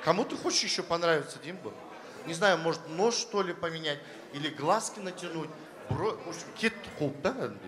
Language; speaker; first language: Russian; non-native, local second language; Kazakh